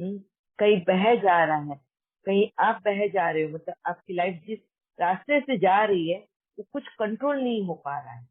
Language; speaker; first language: Hindi; native; Hindi